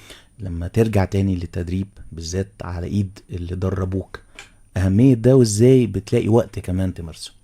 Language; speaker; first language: Arabic; native; Arabic